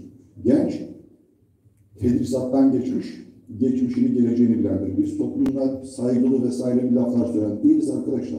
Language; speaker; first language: Turkish; native; Turkish